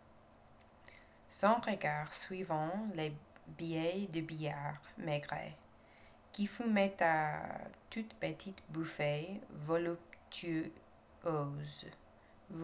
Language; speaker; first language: French; non-native, learner; English